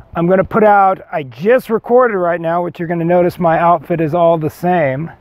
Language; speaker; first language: English; native; English